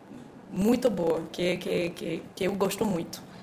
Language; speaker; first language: Portuguese; non-native, fluent; French